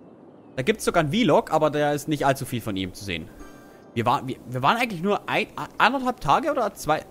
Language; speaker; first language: German; native; German